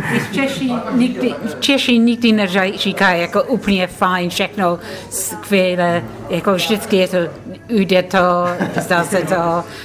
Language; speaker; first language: Czech; non-native, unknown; English